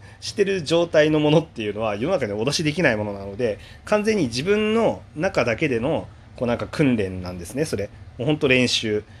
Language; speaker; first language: Japanese; native; Japanese